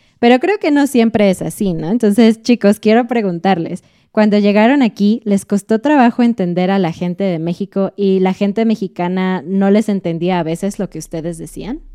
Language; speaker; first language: Spanish; native; Spanish